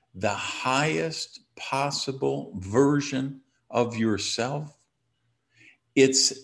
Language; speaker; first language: English; native; English